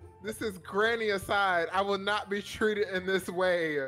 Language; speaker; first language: English; native; English